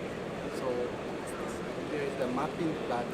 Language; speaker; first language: English; non-native, learner; Japanese